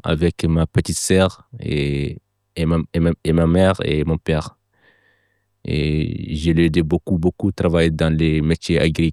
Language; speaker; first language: French; non-native, local second language; Fula